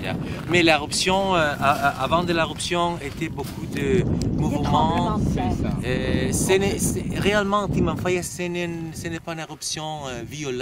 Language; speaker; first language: French; non-native, learner; Spanish